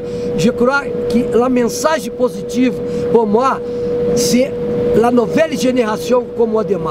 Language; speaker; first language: French; non-native, learner; Portuguese